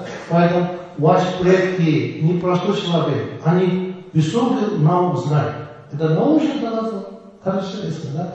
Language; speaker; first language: Russian; non-native, learner; Tibetan